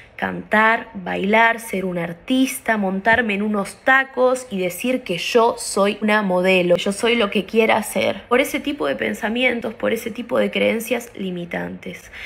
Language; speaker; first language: Spanish; native; Spanish